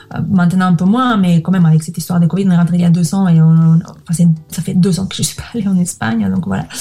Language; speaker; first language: French; non-native, fluent; Spanish